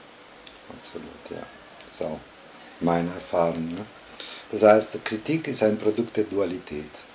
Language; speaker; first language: German; non-native, fluent; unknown